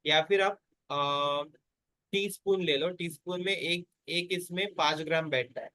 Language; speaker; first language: Hindi; non-native, local second language; Marathi